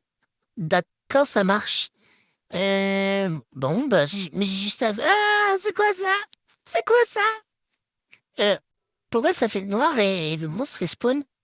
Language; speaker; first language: French; native; French